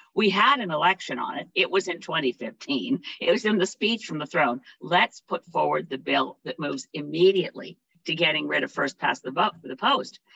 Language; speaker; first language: English; native; English